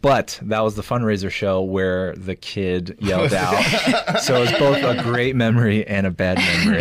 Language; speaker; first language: English; early bilingual, other home language; Korean